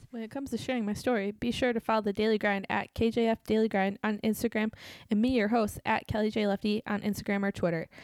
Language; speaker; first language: English; native; English